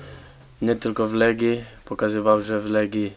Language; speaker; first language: Polish; non-native, fluent; Spanish